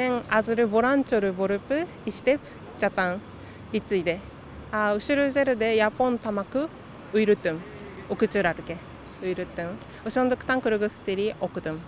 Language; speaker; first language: Kyrgyz; non-native, learner; Japanese